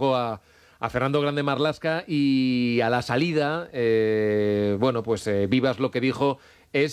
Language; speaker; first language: Spanish; native; Spanish